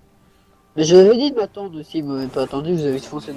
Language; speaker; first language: French; native; French